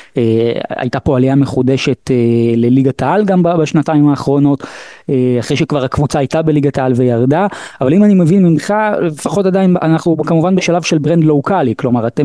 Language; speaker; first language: Hebrew; native; Hebrew